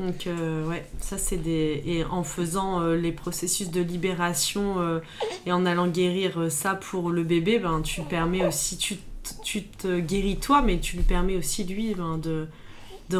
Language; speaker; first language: French; native; French